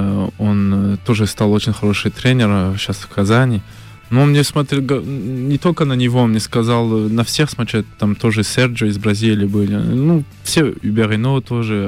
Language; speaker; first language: Russian; early bilingual, heritage; French